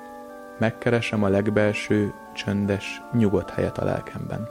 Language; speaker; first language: Hungarian; native; Hungarian